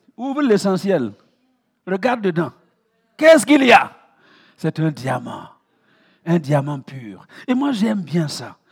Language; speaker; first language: French; non-native, local second language; Mossi